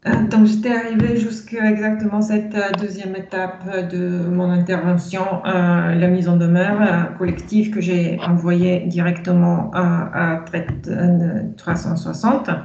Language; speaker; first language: French; non-native, fluent; Bulgarian